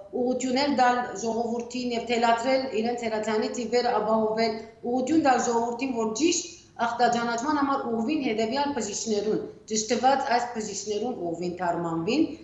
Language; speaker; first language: Armenian; early bilingual, heritage; Armenian